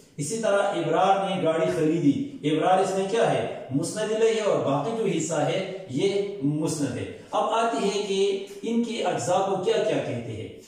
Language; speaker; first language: Urdu; non-native, local second language; Pashto